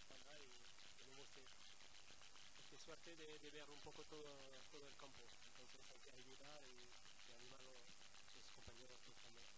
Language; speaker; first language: Spanish; non-native, learner; French